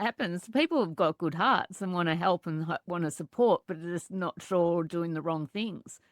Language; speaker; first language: English; native; English